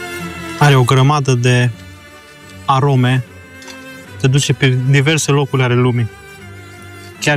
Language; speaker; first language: Romanian; native; Romanian